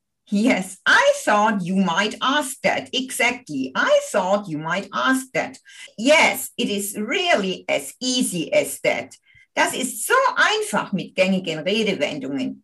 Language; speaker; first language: English; non-native, fluent; German